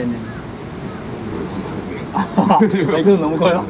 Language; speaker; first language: Korean; non-native, fluent; Chinese